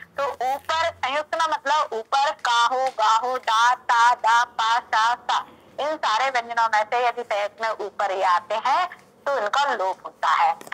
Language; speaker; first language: Hindi; native; Hindi